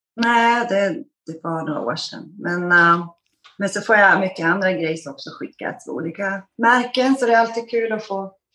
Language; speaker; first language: Swedish; native; Swedish